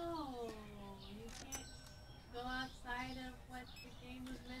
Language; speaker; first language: English; native; English